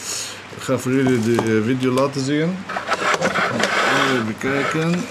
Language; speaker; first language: Dutch; non-native, fluent; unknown